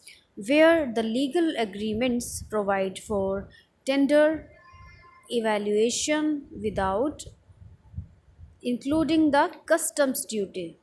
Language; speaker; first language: English; non-native, local second language; Hindi